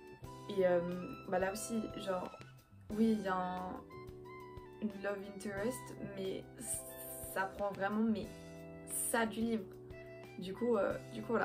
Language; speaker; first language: French; native; French